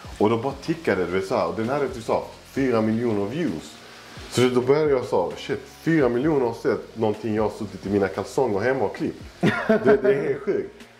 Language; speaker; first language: Swedish; early bilingual, other home language; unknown